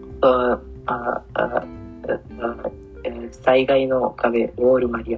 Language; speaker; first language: Japanese; non-native, learner; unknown